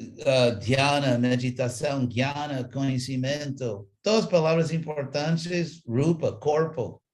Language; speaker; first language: Portuguese; non-native, fluent; English